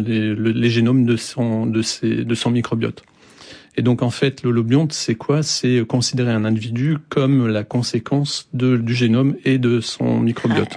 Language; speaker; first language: French; native; French